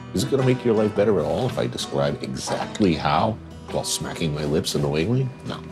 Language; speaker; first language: English; native; English